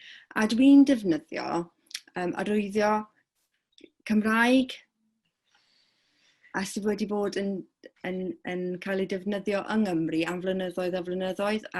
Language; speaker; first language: Welsh; non-native, fluent; English